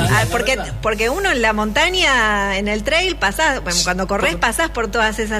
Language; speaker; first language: Spanish; native; Spanish